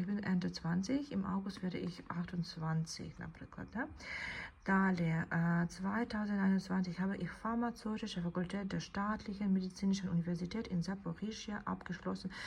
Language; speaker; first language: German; non-native, fluent; Ukrainian